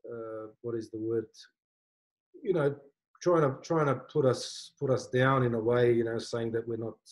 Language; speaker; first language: English; native; English